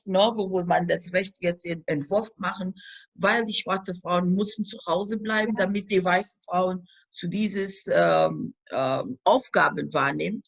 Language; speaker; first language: German; non-native, fluent; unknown